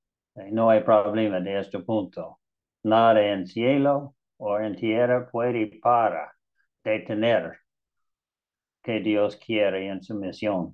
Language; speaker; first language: Spanish; non-native, learner; English